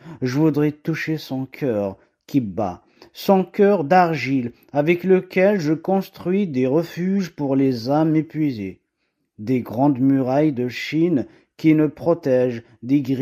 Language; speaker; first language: French; non-native, local second language; Kabyle